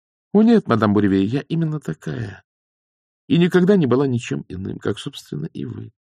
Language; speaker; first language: Russian; native; Russian